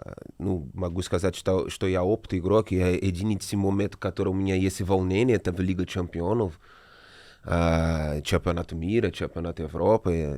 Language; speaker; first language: Russian; non-native, learner; Portuguese